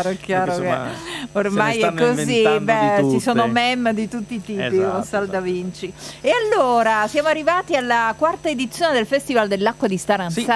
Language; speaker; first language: Italian; native; Italian